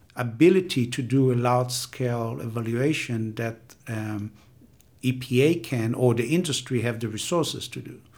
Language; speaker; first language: English; non-native, fluent; Hebrew